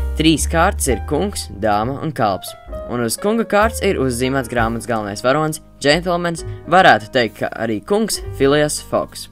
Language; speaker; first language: Latvian; native; Latvian